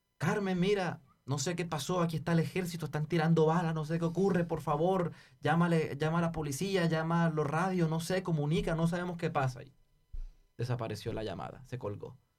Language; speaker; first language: Spanish; native; Spanish